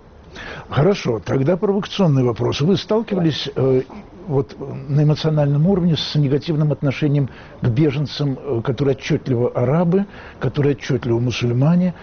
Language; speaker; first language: Russian; native; Russian